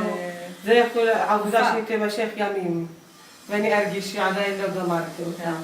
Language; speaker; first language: Hebrew; non-native, local second language; Arabic